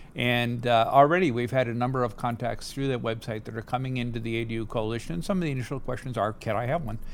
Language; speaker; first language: English; native; English